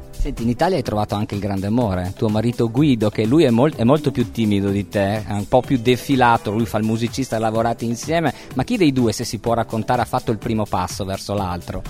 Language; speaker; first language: Italian; native; Italian